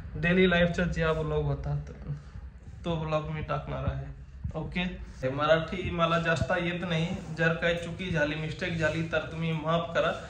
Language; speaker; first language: Marathi; non-native, local second language; Hindi